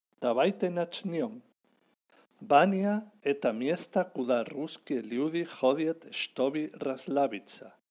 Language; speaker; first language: Russian; non-native, learner; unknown